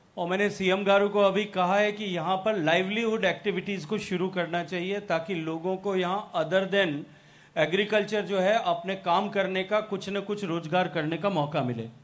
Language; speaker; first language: Hindi; native; Hindi